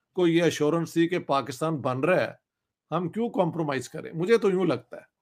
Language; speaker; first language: Urdu; non-native, local second language; Punjabi